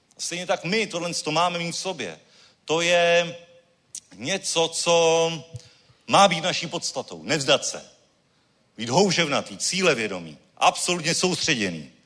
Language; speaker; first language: Czech; native; Czech